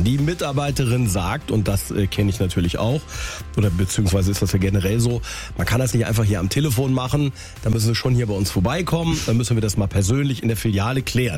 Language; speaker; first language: German; native; German